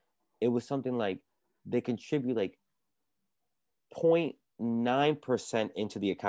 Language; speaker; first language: English; early bilingual, other home language; Spanish